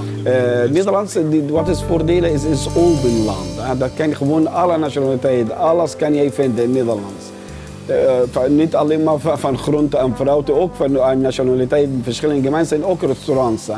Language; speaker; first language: Dutch; non-native, fluent; Arabic